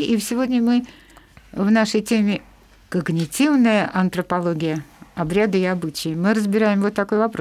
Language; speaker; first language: Russian; native; Russian